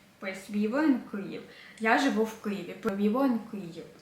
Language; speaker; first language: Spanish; non-native, fluent; Ukrainian